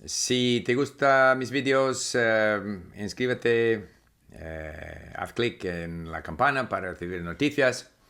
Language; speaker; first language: Spanish; non-native, fluent; English